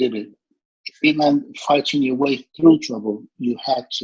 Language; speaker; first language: English; native; English